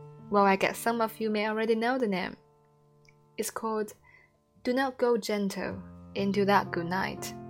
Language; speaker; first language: English; non-native, fluent; Chinese